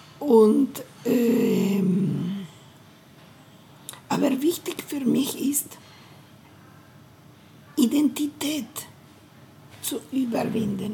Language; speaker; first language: German; non-native, learner; Spanish